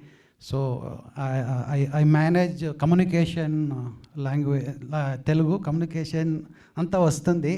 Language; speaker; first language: Telugu; non-native, learner; Kannada